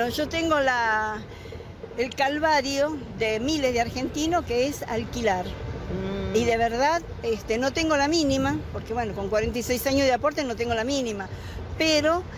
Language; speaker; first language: Spanish; native; Spanish